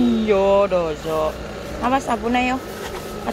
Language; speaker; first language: Japanese; non-native, fluent; Indonesian